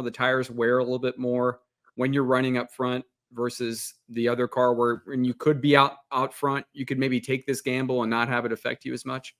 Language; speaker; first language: English; native; English